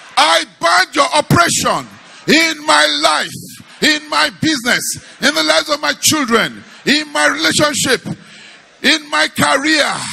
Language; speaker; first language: English; non-native, local second language; Yoruba